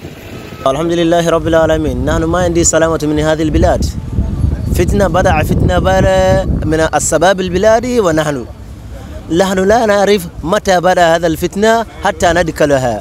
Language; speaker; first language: Arabic; non-native, learner; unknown